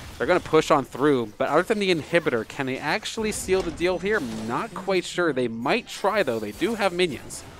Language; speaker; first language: English; native; English